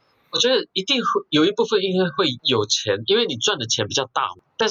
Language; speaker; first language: Chinese; early bilingual, heritage; Chinese